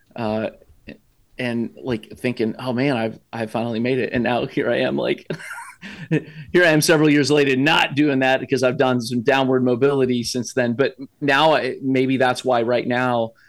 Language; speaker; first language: English; native; English